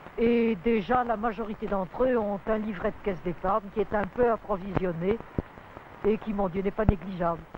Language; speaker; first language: French; native; French